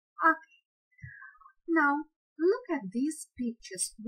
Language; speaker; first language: English; non-native, fluent; Ukrainian